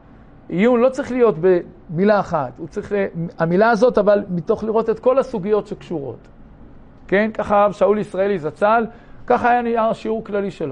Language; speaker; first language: Hebrew; native; Hebrew